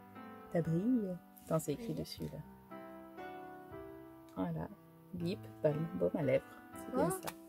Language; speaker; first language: French; native; French